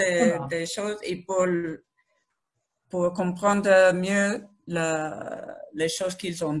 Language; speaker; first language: French; non-native, learner; Spanish